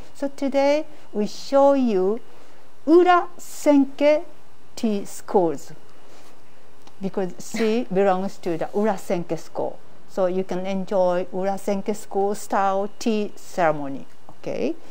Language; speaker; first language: English; non-native, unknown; Japanese